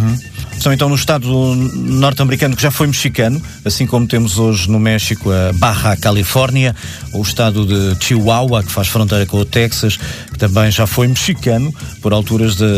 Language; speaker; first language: Portuguese; native; Portuguese